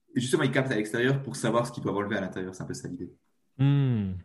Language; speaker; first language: French; native; French